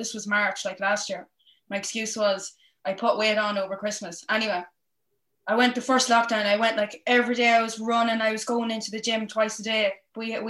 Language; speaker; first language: English; native; English